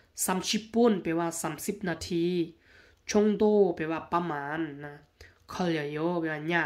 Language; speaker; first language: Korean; non-native, learner; Hmong